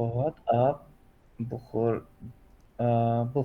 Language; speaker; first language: Persian; non-native, learner; Urdu